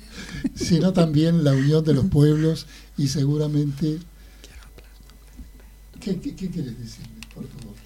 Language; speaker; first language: Spanish; native; Spanish